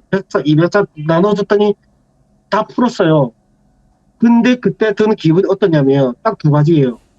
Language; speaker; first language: Korean; native; Korean